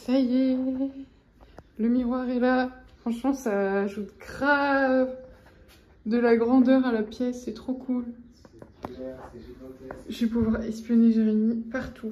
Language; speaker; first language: French; native; French